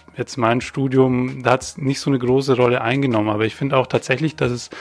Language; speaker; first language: German; native; German